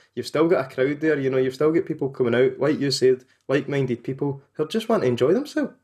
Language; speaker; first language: English; native; English